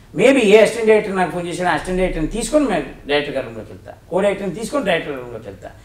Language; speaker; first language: Telugu; native; Telugu